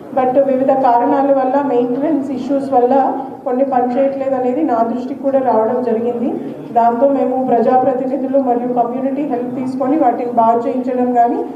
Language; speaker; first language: Telugu; native; Telugu